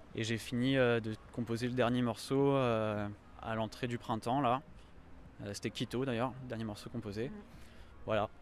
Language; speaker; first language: French; native; French